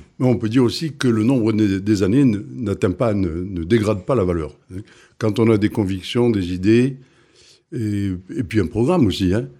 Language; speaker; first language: French; native; French